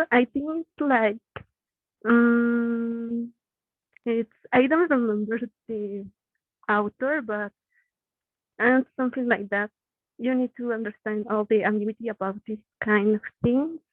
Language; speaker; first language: English; non-native, learner; Spanish